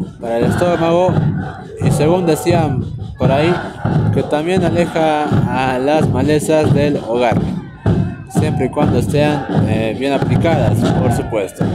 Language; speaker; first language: Spanish; native; Spanish